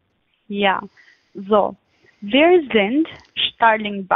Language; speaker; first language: German; non-native, fluent; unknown